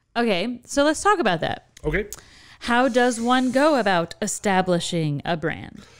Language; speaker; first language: English; native; English